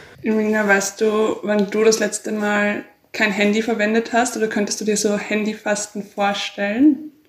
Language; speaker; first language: German; native; German